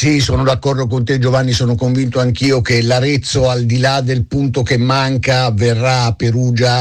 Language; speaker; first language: Italian; native; Italian